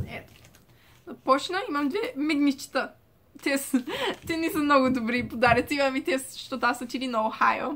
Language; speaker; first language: Bulgarian; early bilingual, heritage; Bulgarian